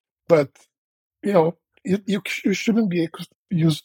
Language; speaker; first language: English; non-native, fluent; Portuguese